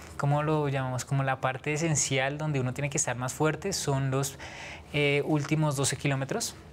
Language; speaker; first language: Spanish; native; Spanish